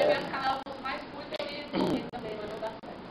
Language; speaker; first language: Portuguese; native; Portuguese